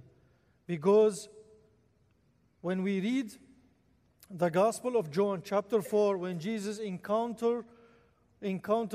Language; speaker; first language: English; non-native, fluent; Arabic